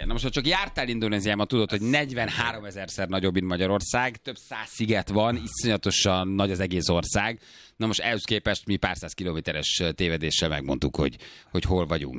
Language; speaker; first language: Hungarian; native; Hungarian